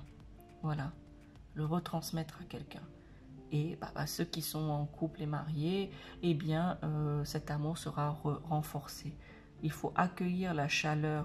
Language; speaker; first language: French; native; French